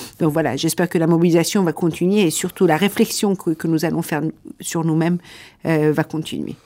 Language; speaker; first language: French; non-native, fluent; Persian